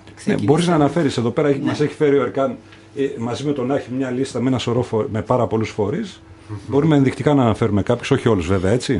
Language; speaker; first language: Greek; native; Greek